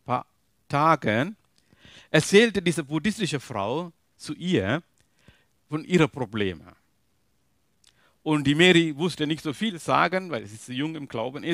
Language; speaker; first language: German; non-native, learner; Tamil